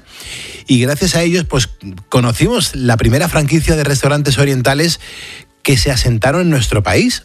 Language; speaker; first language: Spanish; native; Spanish